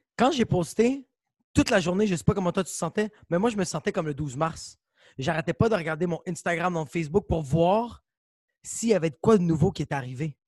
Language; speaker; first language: French; native; French